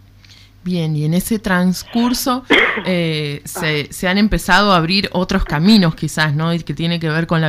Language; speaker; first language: Spanish; native; Spanish